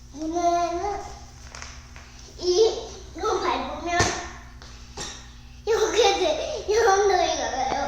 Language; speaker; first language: Korean; early bilingual, heritage; Korean